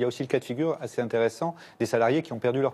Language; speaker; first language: French; native; French